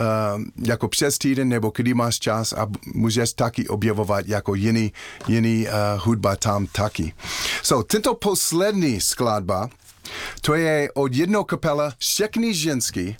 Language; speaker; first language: Czech; non-native, learner; English